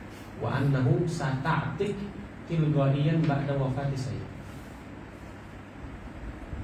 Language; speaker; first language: Arabic; non-native, fluent; Malay